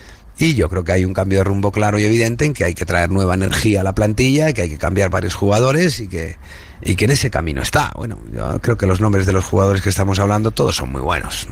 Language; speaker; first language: Spanish; native; Spanish